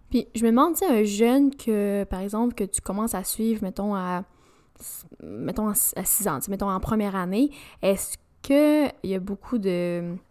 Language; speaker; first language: French; native; French